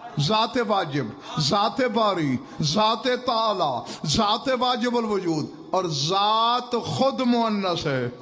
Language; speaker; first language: Urdu; non-native, local second language; Saraiki